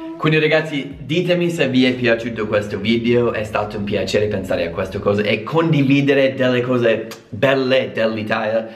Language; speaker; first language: Italian; non-native, fluent; English